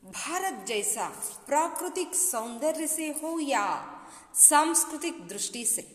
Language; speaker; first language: Hindi; non-native, local second language; Kannada